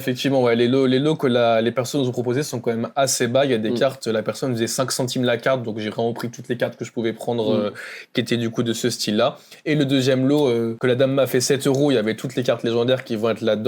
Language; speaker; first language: French; native; French